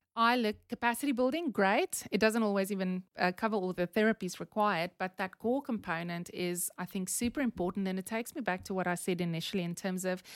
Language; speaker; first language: English; non-native, local second language; Afrikaans